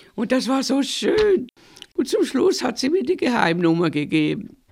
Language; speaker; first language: German; native; German